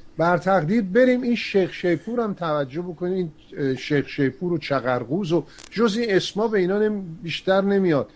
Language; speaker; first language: Persian; native; Persian